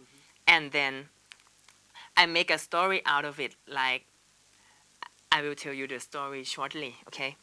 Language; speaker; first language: English; non-native, learner; Thai